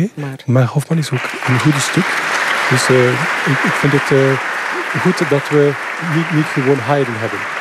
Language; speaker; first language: Dutch; non-native, local second language; French